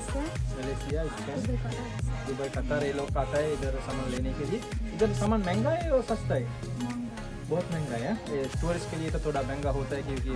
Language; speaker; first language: Hindi; non-native, learner; Sinhala